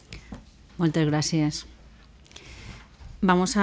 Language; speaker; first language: Spanish; native; Spanish